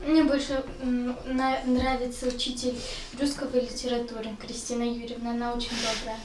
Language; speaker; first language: Russian; native; Russian